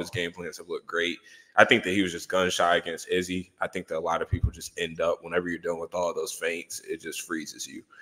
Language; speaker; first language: English; native; English